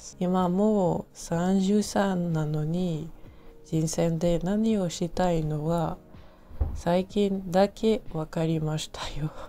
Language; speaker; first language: Japanese; non-native, learner; French